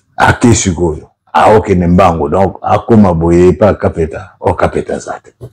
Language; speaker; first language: Lingala; non-native, local second language; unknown